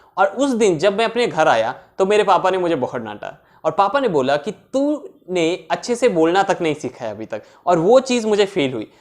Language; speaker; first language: Hindi; native; Hindi